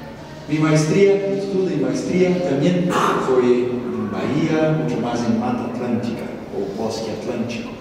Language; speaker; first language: Spanish; non-native, learner; Portuguese